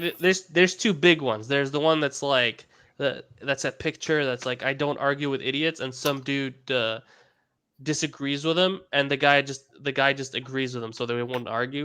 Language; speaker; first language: English; native; English